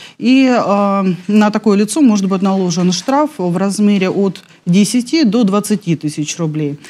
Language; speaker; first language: Russian; native; Russian